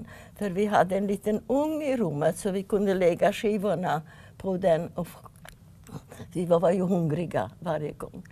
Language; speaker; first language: Swedish; non-native, fluent; Yiddish